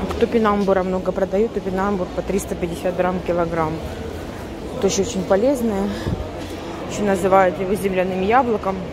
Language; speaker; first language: Russian; native; Russian